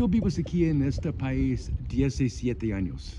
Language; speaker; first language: Spanish; non-native, learner; English